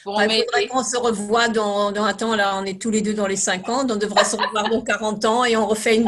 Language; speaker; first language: French; non-native, fluent; German